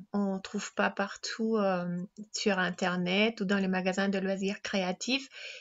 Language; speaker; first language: French; non-native, fluent; Spanish